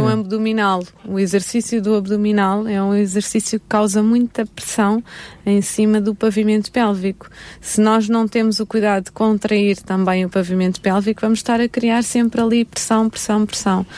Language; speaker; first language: Portuguese; native; Portuguese